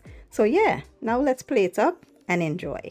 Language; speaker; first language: English; native; English